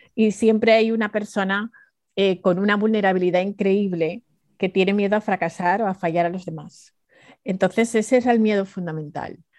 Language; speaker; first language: Spanish; early bilingual, other home language; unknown